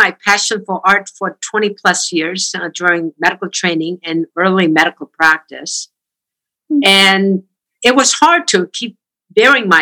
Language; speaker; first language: English; non-native, fluent; Korean